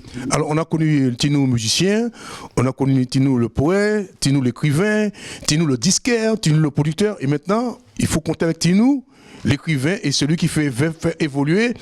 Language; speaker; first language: French; native; French